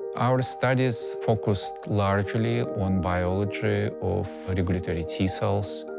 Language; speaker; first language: English; non-native, fluent; Russian